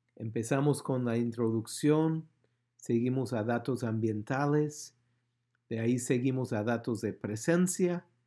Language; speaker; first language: Spanish; non-native, fluent; English